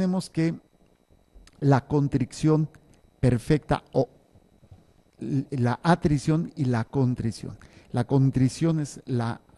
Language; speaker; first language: Spanish; native; Spanish